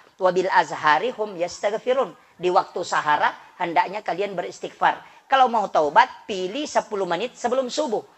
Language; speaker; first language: Indonesian; non-native, local second language; Buginese